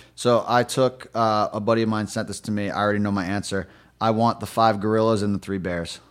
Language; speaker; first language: English; native; English